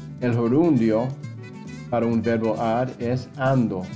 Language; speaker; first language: Spanish; non-native, fluent; English